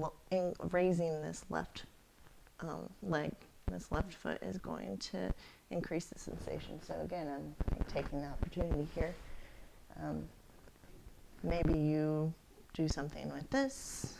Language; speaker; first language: English; native; English